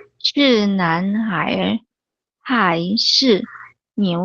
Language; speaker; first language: Chinese; non-native, learner; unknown